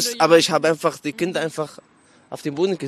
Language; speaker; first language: German; non-native, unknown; Arabic